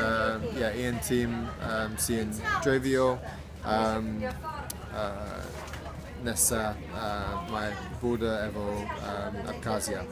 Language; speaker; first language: Welsh; non-native, learner; English